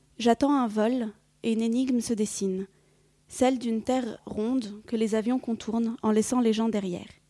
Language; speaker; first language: French; early bilingual, other home language; Vietnamese